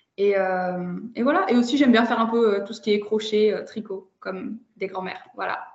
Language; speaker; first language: French; native; French